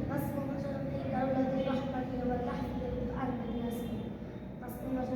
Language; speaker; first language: Arabic; non-native, learner; Bangla